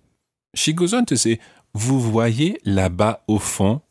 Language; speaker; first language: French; non-native, fluent; English